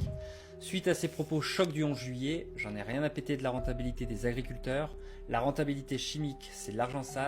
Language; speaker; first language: French; native; French